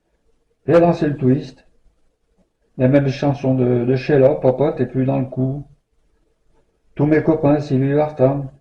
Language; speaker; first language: French; native; French